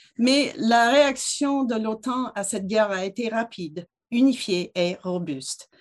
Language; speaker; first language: French; non-native, local second language; English